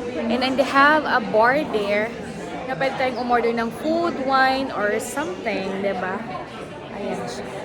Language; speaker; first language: Filipino; native; Filipino